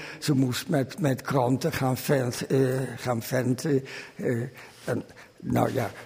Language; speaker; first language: Dutch; early bilingual, other home language; German